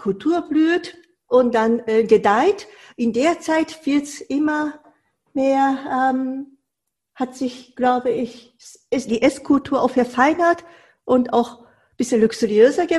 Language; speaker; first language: German; non-native, fluent; Japanese